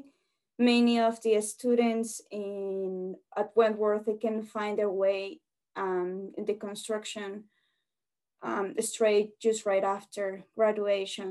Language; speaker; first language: English; non-native, fluent; Spanish